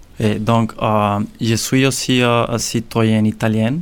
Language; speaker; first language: French; non-native, learner; Spanish